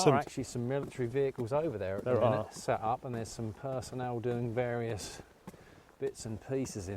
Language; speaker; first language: English; native; English